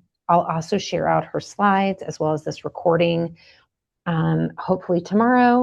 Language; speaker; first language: English; native; English